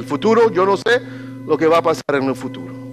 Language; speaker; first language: Spanish; non-native, learner; English